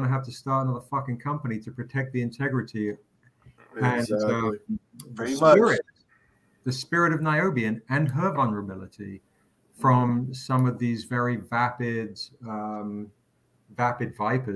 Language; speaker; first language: English; native; English